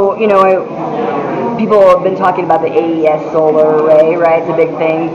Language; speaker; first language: English; native; English